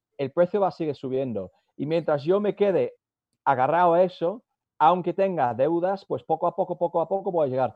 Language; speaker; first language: Spanish; non-native, fluent; English